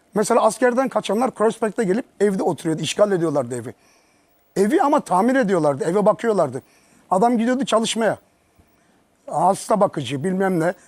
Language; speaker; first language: Turkish; early bilingual, heritage; Turkish